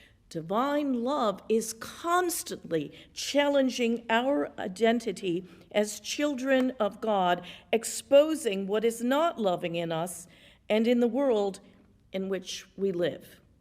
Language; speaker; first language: English; native; English